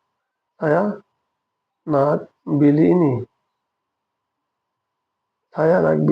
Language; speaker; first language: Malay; non-native, fluent; Bangla